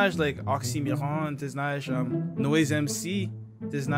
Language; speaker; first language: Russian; non-native, learner; English